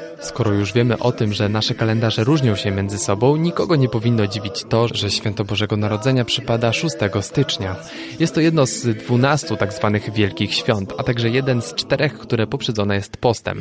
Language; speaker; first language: Polish; native; Polish